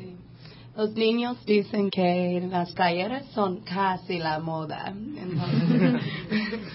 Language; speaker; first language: Spanish; non-native, learner; English